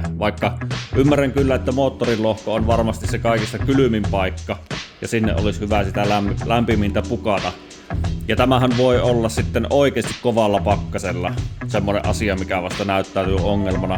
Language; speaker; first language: Finnish; native; Finnish